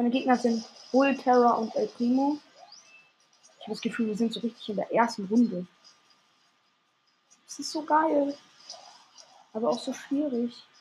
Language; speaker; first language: German; native; German